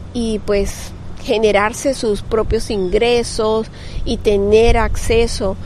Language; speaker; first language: Spanish; native; Spanish